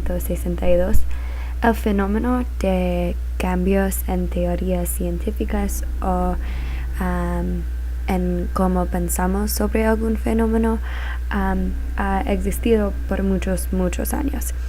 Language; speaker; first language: Spanish; non-native, learner; English